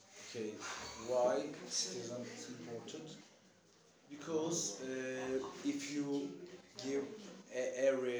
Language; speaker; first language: English; non-native, learner; Turkish